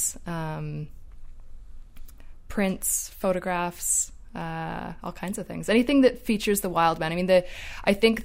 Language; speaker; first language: English; native; English